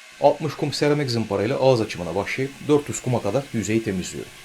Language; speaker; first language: Turkish; native; Turkish